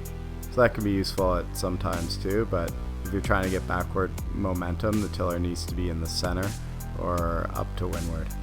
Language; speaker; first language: English; native; English